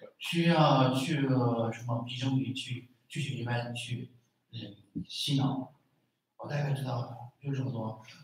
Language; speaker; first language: Chinese; non-native, local second language; Uyghur